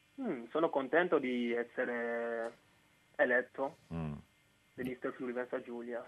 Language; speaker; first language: Italian; non-native, fluent; Wolof